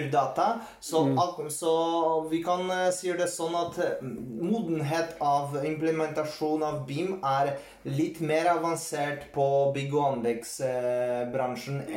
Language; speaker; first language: Swedish; non-native, fluent; Polish